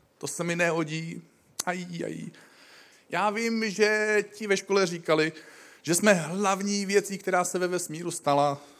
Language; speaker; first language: Czech; native; Czech